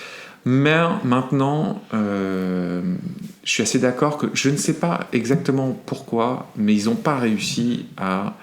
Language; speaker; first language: French; native; French